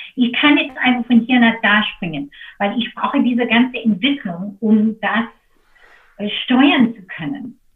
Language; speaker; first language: German; non-native, fluent; English